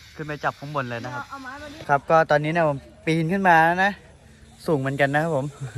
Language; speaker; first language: Thai; non-native, local second language; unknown